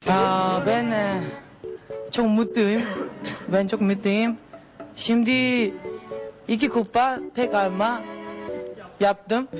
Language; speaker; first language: Turkish; non-native, learner; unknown